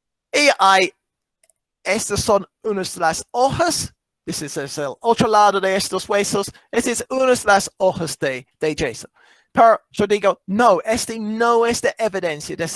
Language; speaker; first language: Spanish; non-native, fluent; English